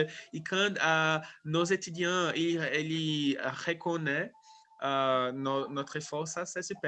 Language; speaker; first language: French; non-native, fluent; Portuguese